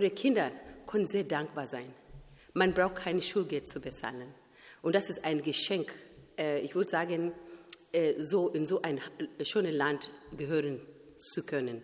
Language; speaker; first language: German; non-native, fluent; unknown